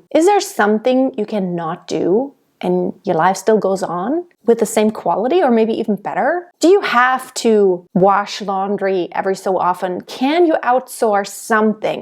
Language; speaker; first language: English; non-native, fluent; German